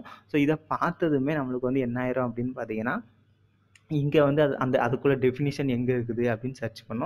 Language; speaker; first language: Tamil; native; Tamil